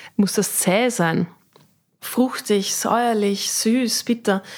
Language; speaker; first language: German; native; German